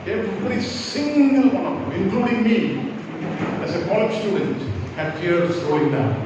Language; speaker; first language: English; non-native, local second language; Malayalam